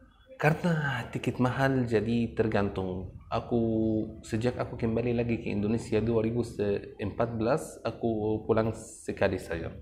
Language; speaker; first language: Indonesian; non-native, fluent; Arabic